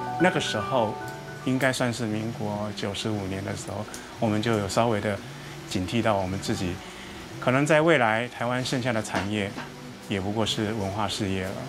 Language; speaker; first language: Chinese; non-native, local second language; Hakka Chinese